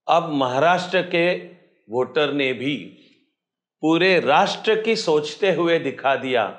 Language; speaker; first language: Hindi; non-native, local second language; Marathi